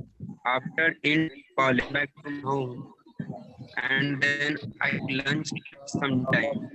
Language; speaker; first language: English; non-native, learner; Hindi